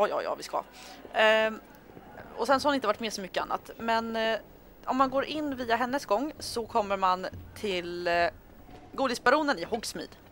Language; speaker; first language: Swedish; native; Swedish